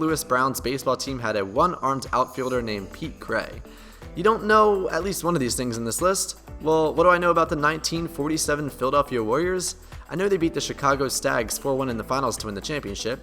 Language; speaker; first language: English; native; English